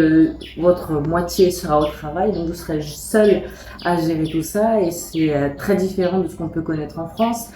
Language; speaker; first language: French; native; French